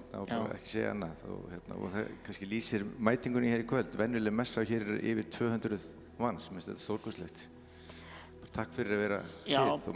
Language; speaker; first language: Icelandic; native; Icelandic